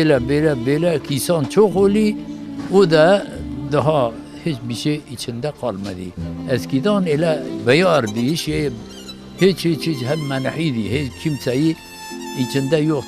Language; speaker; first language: Turkish; non-native, local second language; Kurdish